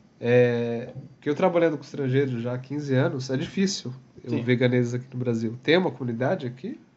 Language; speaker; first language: Portuguese; native; Portuguese